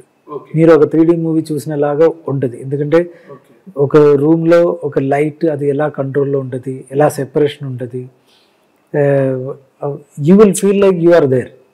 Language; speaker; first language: Telugu; non-native, learner; Malayalam